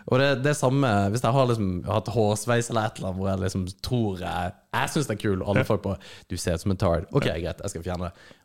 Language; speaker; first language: Norwegian; native; Norwegian